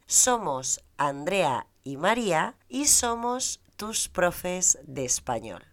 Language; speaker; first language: Spanish; native; Spanish